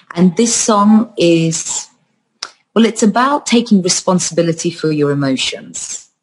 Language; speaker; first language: English; early bilingual, other home language; Georgian